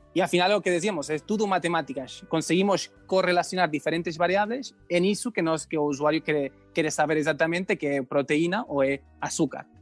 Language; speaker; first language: Portuguese; non-native, learner; Catalan